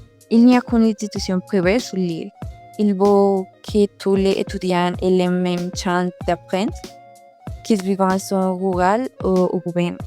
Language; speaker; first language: French; non-native, learner; Spanish